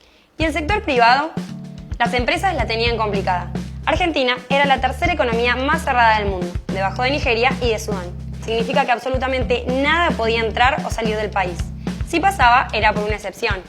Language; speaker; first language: Spanish; native; Spanish